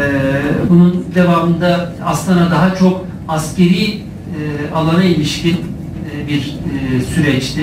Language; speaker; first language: Turkish; native; Turkish